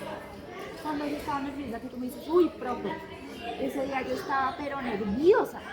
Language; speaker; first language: Spanish; native; Spanish